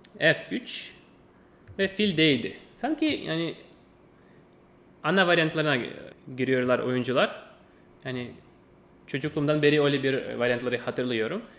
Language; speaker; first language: Turkish; non-native, fluent; Russian